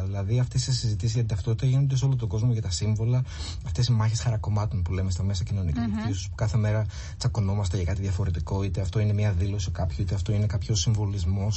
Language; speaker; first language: Greek; native; Greek